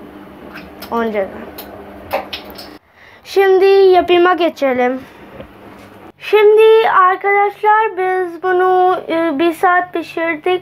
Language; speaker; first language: Turkish; non-native, fluent; Urdu